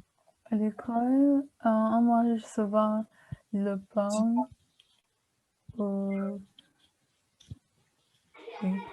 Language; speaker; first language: French; early bilingual, heritage; German